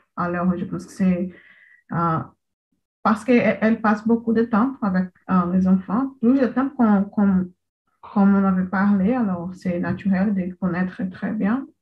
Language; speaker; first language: French; non-native, learner; Portuguese